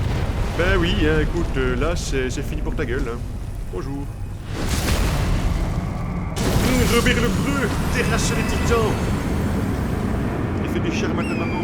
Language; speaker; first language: French; native; French